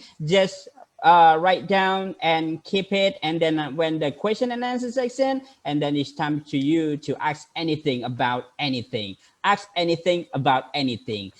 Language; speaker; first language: English; non-native, fluent; Indonesian